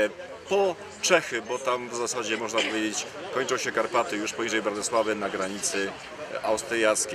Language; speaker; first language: Polish; native; Polish